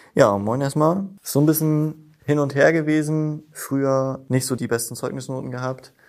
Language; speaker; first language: German; native; German